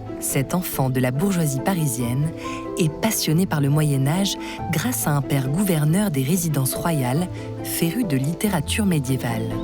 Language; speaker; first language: French; native; French